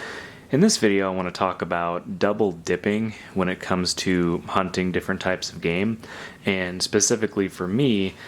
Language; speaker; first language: English; native; English